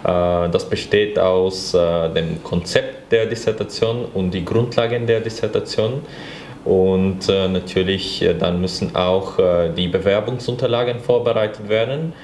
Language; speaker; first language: German; non-native, fluent; Bulgarian